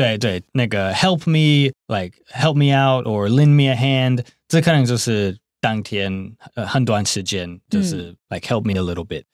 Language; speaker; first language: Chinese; non-native, fluent; English